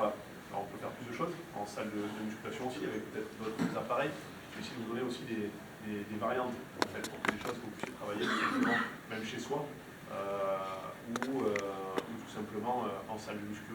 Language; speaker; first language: French; native; French